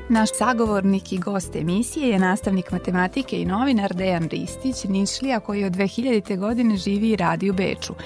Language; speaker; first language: Serbian; native; Serbian